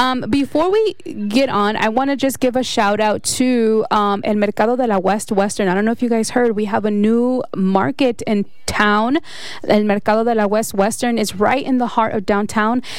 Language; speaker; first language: English; early bilingual, other home language; Spanish